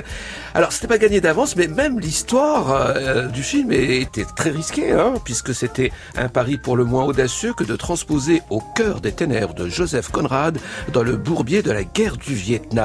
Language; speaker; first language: French; native; French